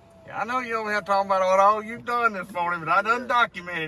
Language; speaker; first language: English; native; English